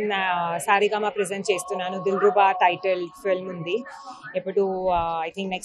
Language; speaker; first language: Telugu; non-native, learner; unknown